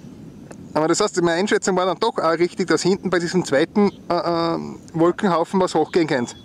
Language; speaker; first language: German; native; German